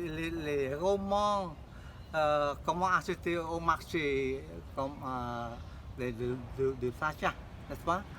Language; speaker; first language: French; non-native, fluent; Khmer